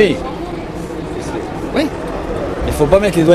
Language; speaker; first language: French; native; French